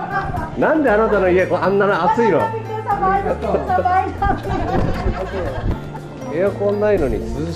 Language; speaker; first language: Japanese; native; Japanese